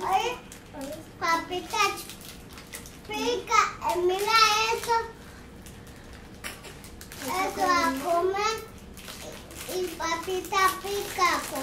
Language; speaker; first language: Spanish; early bilingual, other home language; Haitian Creole